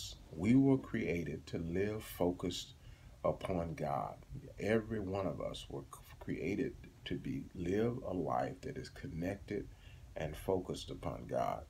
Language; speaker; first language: English; native; English